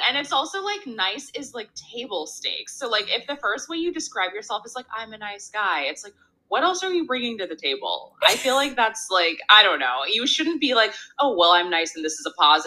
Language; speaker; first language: English; native; English